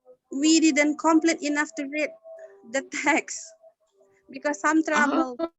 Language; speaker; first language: English; non-native, learner; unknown